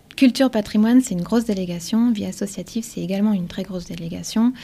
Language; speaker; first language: French; native; French